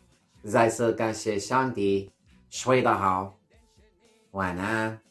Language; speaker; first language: Chinese; non-native, learner; English